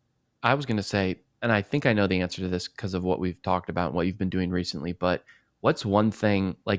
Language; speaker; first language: English; native; English